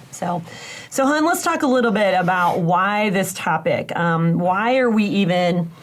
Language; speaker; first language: English; native; English